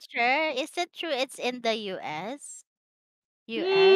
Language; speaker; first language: English; non-native, learner; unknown